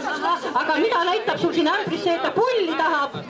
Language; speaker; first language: Estonian; native; Estonian